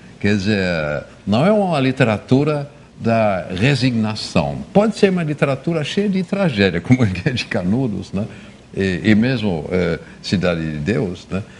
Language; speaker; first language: Portuguese; non-native, fluent; German